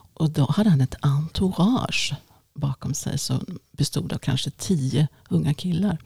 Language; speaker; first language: Swedish; early bilingual, other home language; Finnish